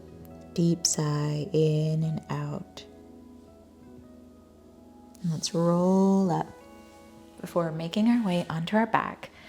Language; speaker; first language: English; native; English